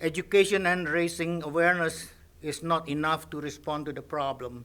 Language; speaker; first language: English; non-native, fluent; Indonesian